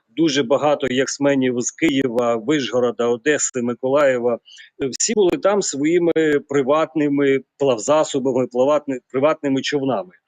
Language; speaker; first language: Ukrainian; native; Ukrainian